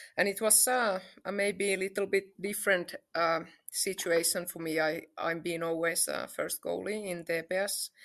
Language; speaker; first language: English; non-native, fluent; Finnish